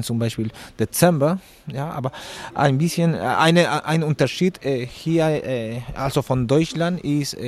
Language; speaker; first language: German; non-native, learner; Spanish